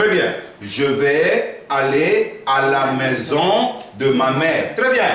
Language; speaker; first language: French; non-native, fluent; Korean